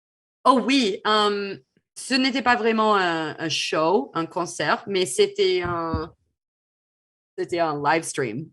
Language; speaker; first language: French; non-native, fluent; English